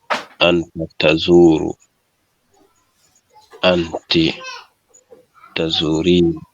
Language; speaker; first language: Arabic; non-native, learner; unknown